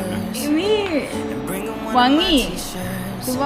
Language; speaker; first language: Indonesian; non-native, learner; Turkish